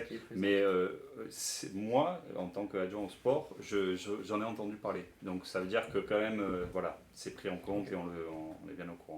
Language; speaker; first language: French; native; French